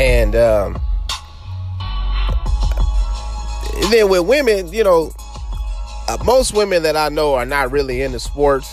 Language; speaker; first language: English; native; English